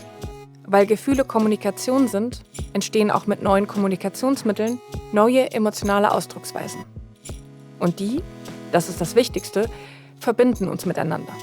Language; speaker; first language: German; native; German